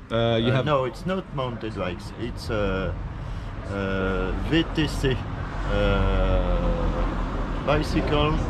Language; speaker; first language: English; non-native, learner; French